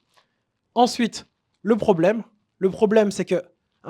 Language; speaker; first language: French; native; French